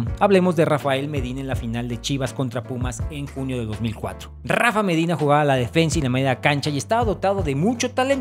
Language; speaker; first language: Spanish; native; Spanish